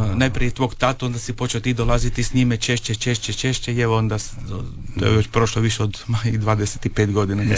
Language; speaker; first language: Croatian; native; Croatian